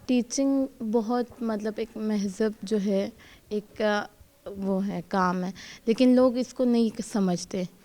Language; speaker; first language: Urdu; non-native, local second language; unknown